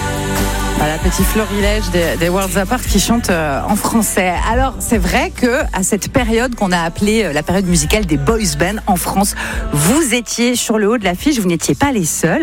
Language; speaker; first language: French; native; French